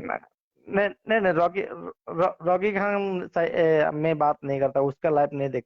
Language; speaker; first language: Hindi; non-native, learner; Bangla